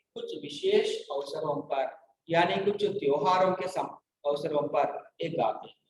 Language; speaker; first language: Hindi; non-native, local second language; Telugu